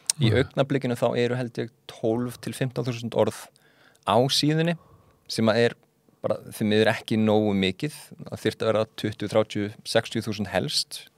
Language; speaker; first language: Icelandic; native; Icelandic